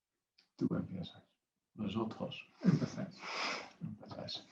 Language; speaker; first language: Spanish; non-native, learner; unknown